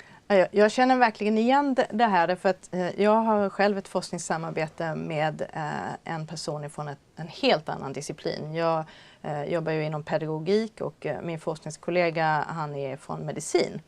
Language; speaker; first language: Swedish; native; Swedish